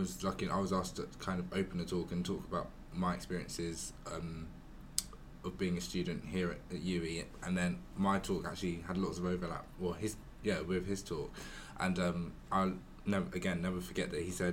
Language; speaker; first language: English; native; English